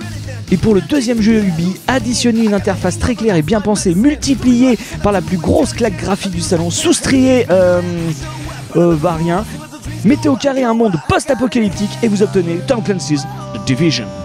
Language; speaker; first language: French; native; French